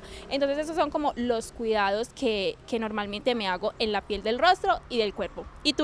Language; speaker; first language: Spanish; native; Spanish